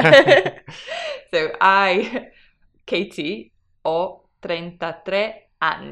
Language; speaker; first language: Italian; non-native, fluent; English